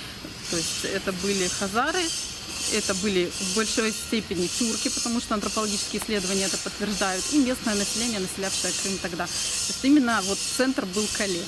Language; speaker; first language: Russian; native; Russian